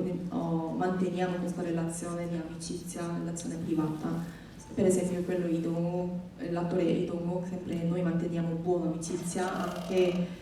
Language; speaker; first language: Italian; non-native, fluent; Korean